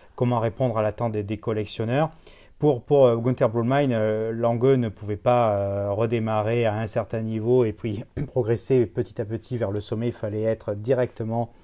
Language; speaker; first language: French; native; French